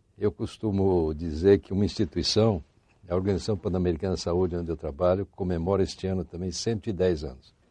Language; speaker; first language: Portuguese; native; Portuguese